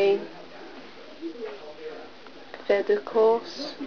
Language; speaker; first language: French; non-native, learner; English